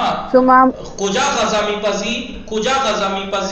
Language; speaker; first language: Persian; non-native, fluent; Urdu